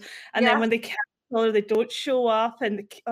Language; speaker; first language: English; native; English